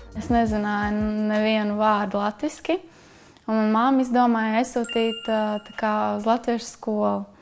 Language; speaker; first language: Latvian; non-native, local second language; Russian